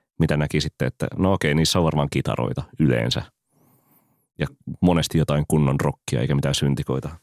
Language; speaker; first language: Finnish; native; Finnish